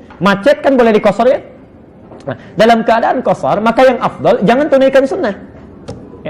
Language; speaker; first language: Indonesian; native; Indonesian